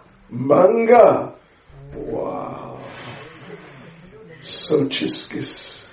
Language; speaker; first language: Russian; non-native, learner; English